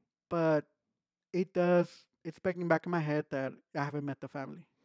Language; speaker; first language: English; early bilingual, other home language; Spanish